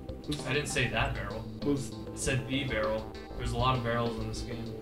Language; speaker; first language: English; native; English